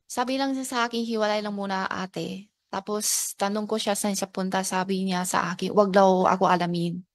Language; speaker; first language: Filipino; non-native, learner; Chinese